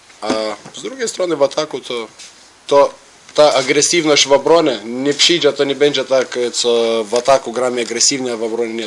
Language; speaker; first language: Polish; non-native, learner; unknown